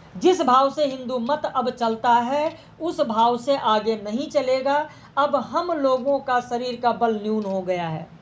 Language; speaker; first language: Hindi; native; Hindi